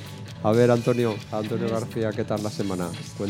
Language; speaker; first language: Spanish; native; Spanish